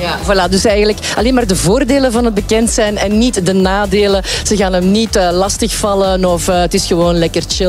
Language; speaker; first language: Dutch; native; Dutch